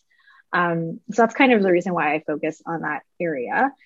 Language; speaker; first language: English; native; English